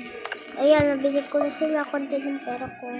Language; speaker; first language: Filipino; non-native, local second language; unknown